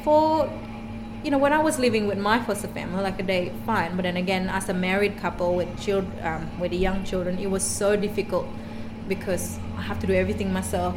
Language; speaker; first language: English; non-native, fluent; Indonesian